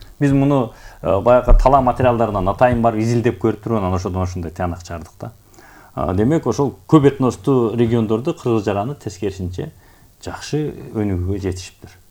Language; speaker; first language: Kyrgyz; native; Kyrgyz